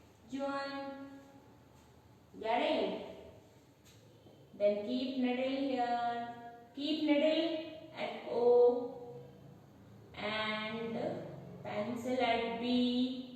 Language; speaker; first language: English; non-native, local second language; Hindi